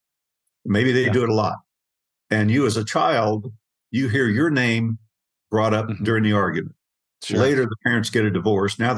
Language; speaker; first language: English; native; English